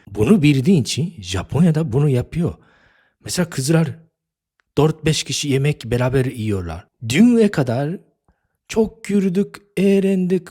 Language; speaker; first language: Turkish; non-native, fluent; Japanese